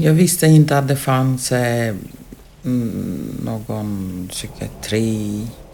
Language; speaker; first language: Swedish; non-native, fluent; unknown